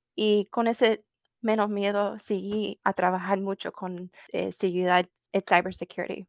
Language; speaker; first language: Spanish; early bilingual, heritage; Spanish